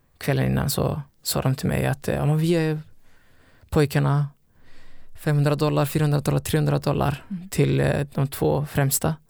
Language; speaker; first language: Swedish; early bilingual, other home language; Somali